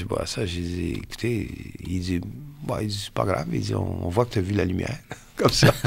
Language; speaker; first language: French; non-native, local second language; English